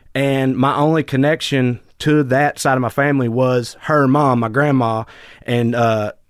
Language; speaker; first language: English; native; English